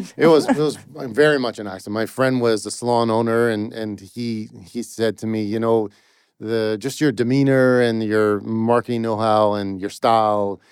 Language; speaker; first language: English; native; English